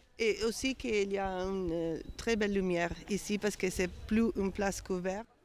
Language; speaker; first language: French; non-native, fluent; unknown